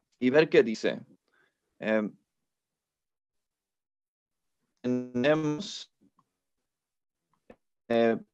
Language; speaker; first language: Spanish; non-native, fluent; English